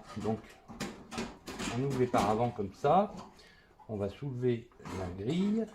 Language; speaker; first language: French; native; French